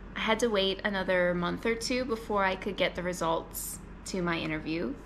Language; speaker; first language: English; native; English